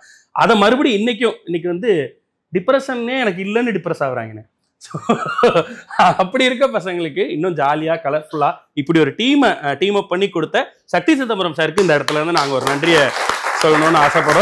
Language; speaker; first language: Tamil; native; Tamil